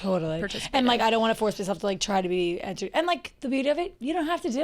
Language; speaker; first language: English; native; English